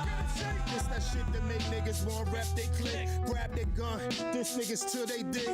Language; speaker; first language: English; native; English